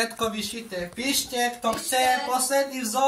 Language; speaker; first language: Slovak; non-native, local second language; Romany